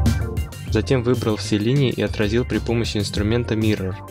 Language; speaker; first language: Russian; native; Russian